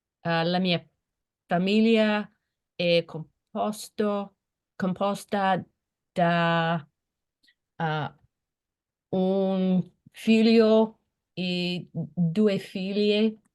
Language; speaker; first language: Italian; non-native, learner; English